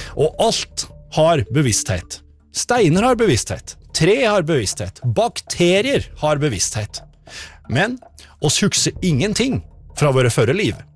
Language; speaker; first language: Norwegian; native; Norwegian